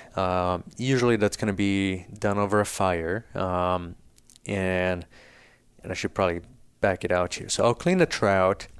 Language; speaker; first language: English; early bilingual, other home language; Portuguese